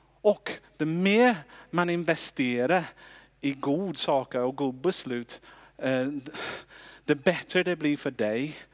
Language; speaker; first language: Swedish; non-native, fluent; English